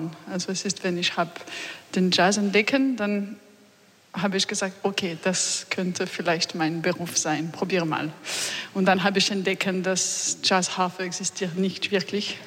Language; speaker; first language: German; non-native, learner; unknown